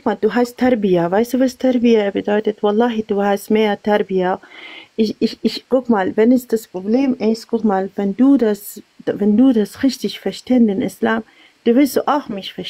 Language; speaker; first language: German; non-native, learner; Arabic